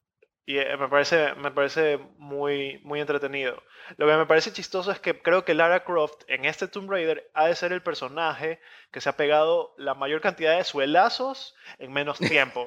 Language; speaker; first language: Spanish; native; Spanish